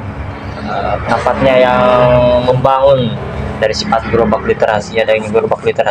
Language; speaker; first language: Indonesian; native; Indonesian